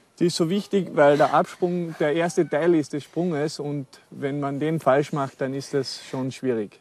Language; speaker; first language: German; native; German